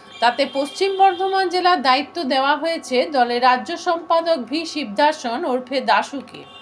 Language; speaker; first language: Bangla; native; Bangla